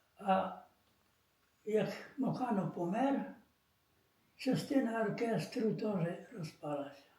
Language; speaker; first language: Ukrainian; native; Ukrainian